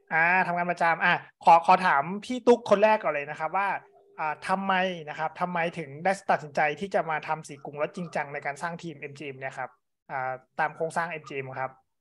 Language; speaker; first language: Thai; native; Thai